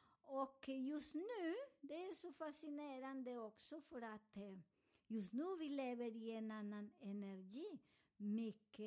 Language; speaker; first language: Swedish; non-native, fluent; Spanish